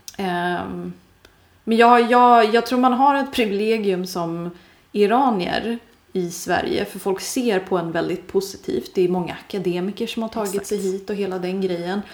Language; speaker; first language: Swedish; early bilingual, other home language; Persian